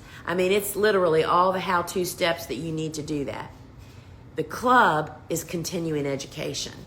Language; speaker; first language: English; native; English